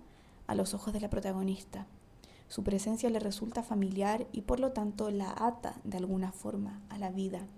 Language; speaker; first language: Spanish; native; Spanish